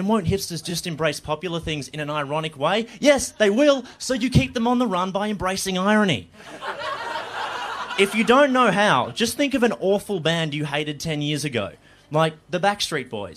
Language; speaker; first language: English; native; English